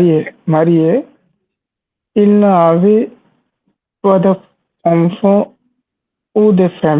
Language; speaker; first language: French; non-native, learner; Hindi